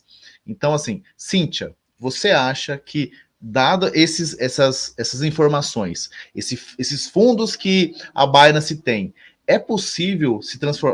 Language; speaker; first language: Portuguese; native; Portuguese